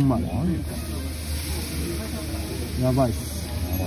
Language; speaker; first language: Japanese; native; Japanese